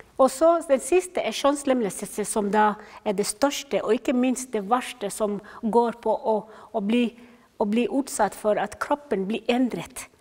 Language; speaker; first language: Norwegian; non-native, fluent; Somali